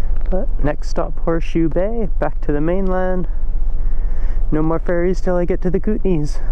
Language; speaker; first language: English; native; English